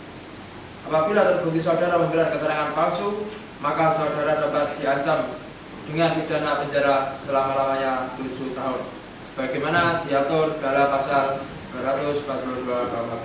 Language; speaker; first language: Indonesian; native; Indonesian